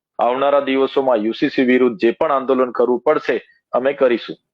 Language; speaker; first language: Gujarati; non-native, local second language; Bhili